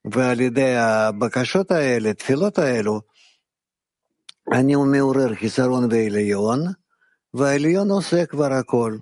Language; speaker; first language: Hebrew; non-native, fluent; Russian